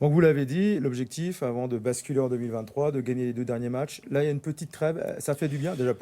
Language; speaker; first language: French; native; French